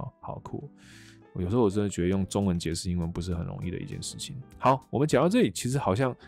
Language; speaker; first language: Chinese; native; Chinese